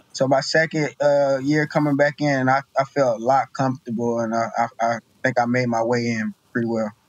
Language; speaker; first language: English; native; English